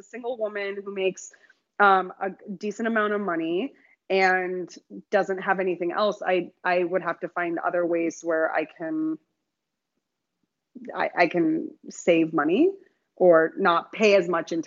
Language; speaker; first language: English; native; English